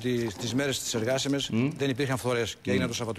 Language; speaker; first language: Greek; native; Greek